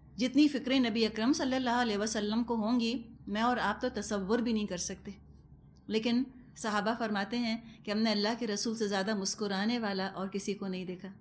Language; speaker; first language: Urdu; non-native, local second language; Punjabi